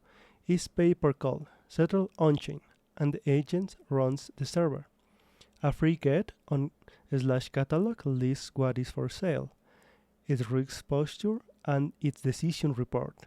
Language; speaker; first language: English; non-native, fluent; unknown